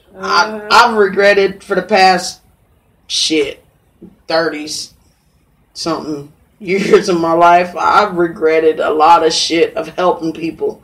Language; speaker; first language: English; native; English